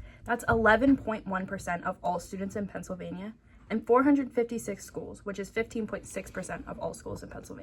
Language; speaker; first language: English; native; English